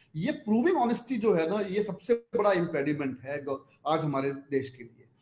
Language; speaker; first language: Hindi; non-native, local second language; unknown